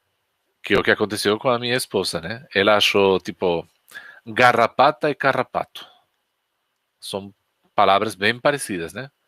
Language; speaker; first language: Portuguese; non-native, fluent; Spanish